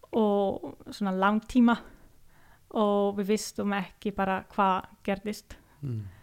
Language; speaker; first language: Icelandic; non-native, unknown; Italian